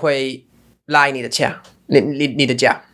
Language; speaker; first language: Chinese; non-native, learner; English